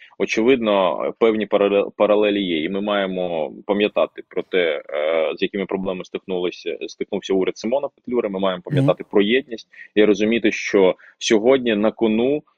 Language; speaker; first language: Ukrainian; non-native, local second language; Russian